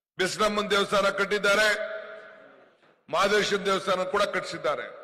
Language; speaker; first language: Kannada; native; Kannada